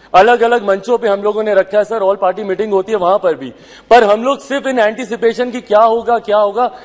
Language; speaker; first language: Hindi; native; Hindi